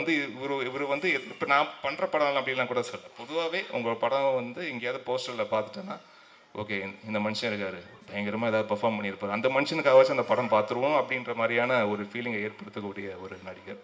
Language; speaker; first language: Tamil; native; Tamil